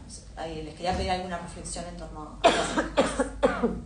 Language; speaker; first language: Spanish; native; Spanish